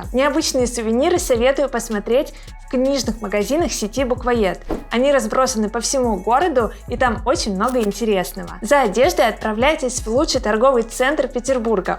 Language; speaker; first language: Russian; native; Russian